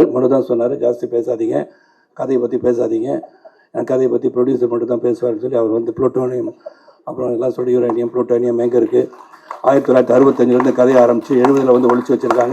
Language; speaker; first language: Tamil; native; Tamil